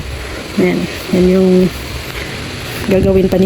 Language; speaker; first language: Filipino; native; Filipino